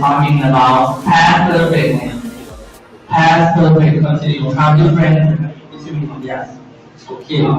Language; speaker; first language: English; non-native, fluent; Thai